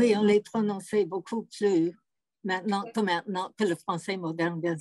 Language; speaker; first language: French; non-native, fluent; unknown